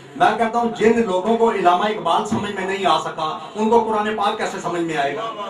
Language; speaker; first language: Urdu; non-native, local second language; Punjabi